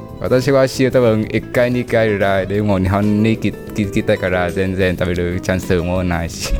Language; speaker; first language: Japanese; non-native, learner; Vietnamese